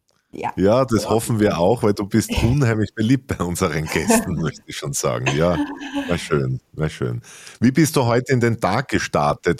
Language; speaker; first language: German; native; German